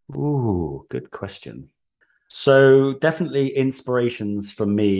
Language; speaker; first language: English; native; English